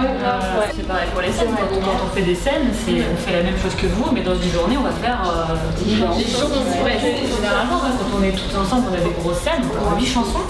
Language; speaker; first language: French; native; French